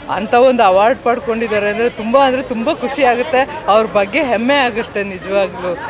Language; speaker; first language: Kannada; native; Kannada